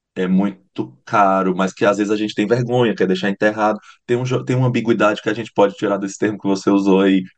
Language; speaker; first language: Portuguese; native; Portuguese